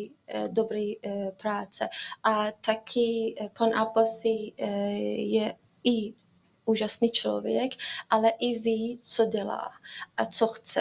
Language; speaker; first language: Czech; non-native, fluent; Persian